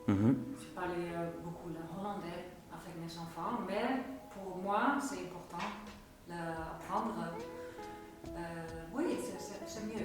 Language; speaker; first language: French; non-native, learner; Dutch